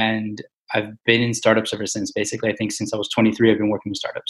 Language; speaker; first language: English; early bilingual, other home language; Portuguese